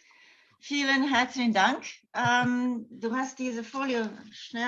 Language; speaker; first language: German; non-native, fluent; Chinese